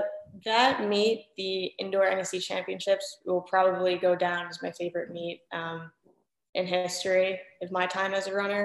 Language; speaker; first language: English; native; English